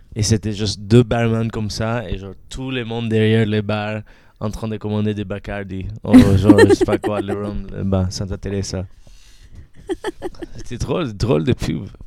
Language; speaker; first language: French; non-native, fluent; Spanish